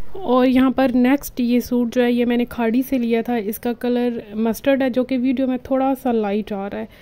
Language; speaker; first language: Urdu; native; Urdu